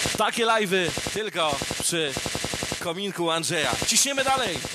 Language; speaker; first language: Polish; native; Polish